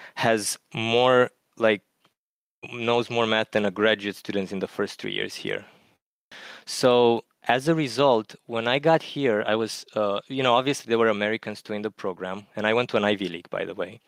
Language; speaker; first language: English; non-native, fluent; Romanian